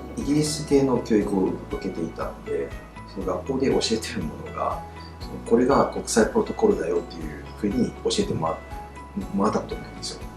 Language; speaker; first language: Japanese; non-native, fluent; Chinese